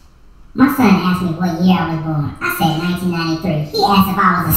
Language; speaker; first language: English; native; English